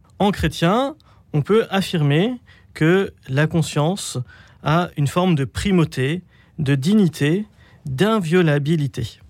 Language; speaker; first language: French; native; French